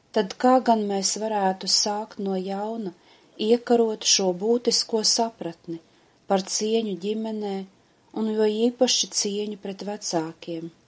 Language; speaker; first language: Latvian; native; Latvian